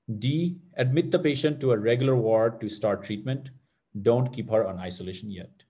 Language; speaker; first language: English; non-native, local second language; Nepali